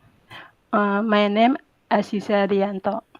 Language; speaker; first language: English; non-native, learner; Indonesian